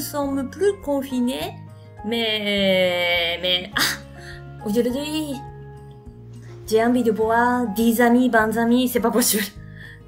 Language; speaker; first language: French; non-native, learner; Japanese